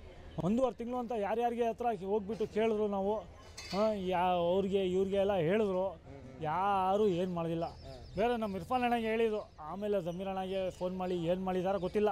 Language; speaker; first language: Kannada; non-native, local second language; Urdu